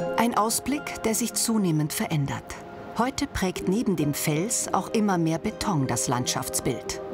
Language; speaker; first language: German; native; German